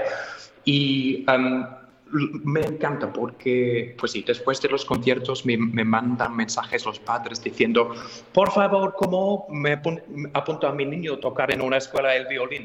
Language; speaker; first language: Spanish; non-native, fluent; English